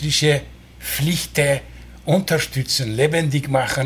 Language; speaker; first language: German; non-native, learner; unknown